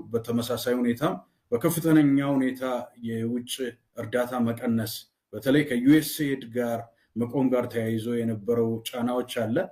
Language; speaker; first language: Amharic; non-native, local second language; Oromo